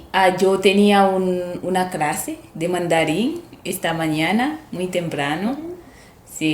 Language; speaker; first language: Spanish; non-native, learner; Haitian Creole